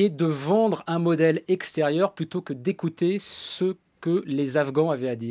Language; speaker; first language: French; native; French